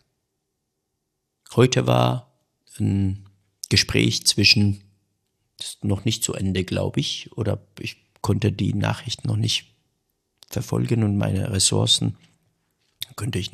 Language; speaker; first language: German; non-native, fluent; Persian